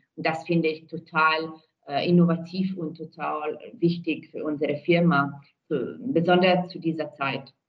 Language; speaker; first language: German; non-native, fluent; Italian